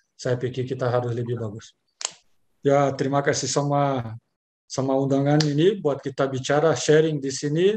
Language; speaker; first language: Indonesian; non-native, learner; Portuguese